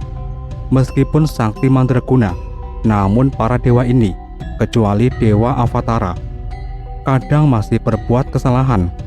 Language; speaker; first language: Indonesian; native; Indonesian